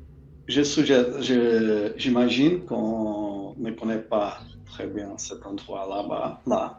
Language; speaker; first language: French; non-native, fluent; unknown